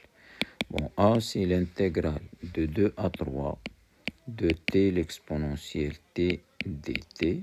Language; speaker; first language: French; non-native, local second language; Arabic